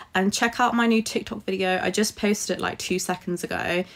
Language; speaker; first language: English; native; English